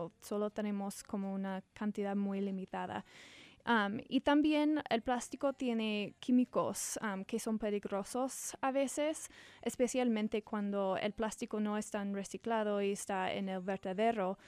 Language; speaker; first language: Spanish; non-native, learner; English